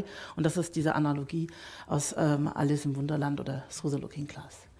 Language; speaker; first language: German; native; German